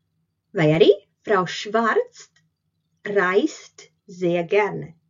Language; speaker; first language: German; non-native, fluent; Latvian